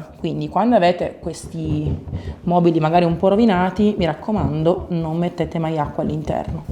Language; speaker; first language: Italian; native; Italian